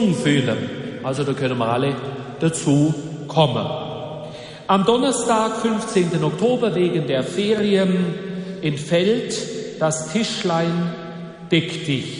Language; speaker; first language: German; native; German